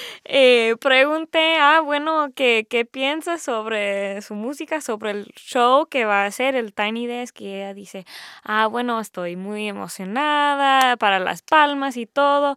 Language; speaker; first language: Spanish; early bilingual, heritage; Spanish